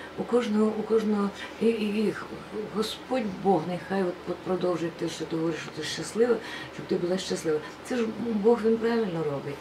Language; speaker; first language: Ukrainian; non-native, local second language; Russian